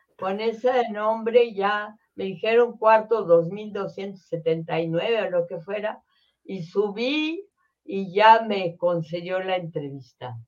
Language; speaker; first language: Spanish; early bilingual, other home language; French